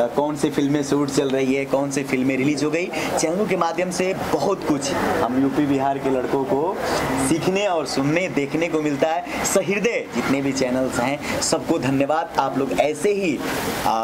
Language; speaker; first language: Hindi; native; Hindi